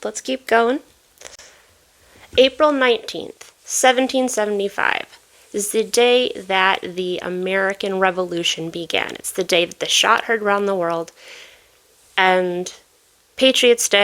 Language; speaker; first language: English; native; English